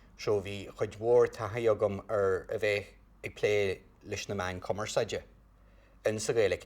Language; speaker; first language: Irish; native; Irish